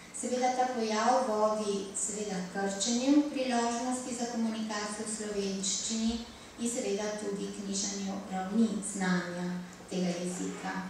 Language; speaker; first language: Slovenian; native; Slovenian